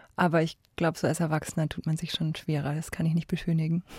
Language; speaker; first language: German; native; German